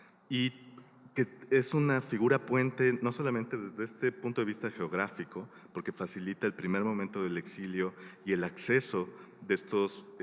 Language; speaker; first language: Spanish; native; Spanish